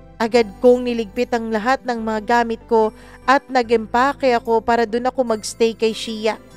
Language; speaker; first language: Filipino; non-native, local second language; Cebuano